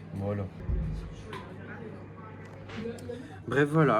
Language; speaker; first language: French; native; French